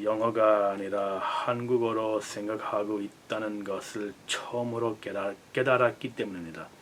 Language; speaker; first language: Korean; non-native, fluent; English